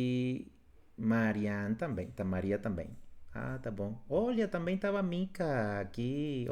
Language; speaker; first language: Portuguese; non-native, fluent; Spanish